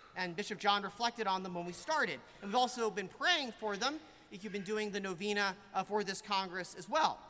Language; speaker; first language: English; native; English